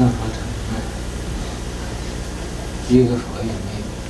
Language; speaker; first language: Chinese; native; Chinese